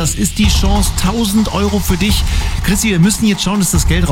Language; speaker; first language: German; native; German